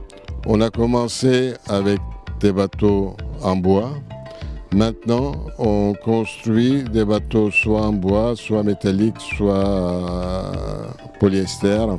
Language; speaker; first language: French; non-native, fluent; Turkish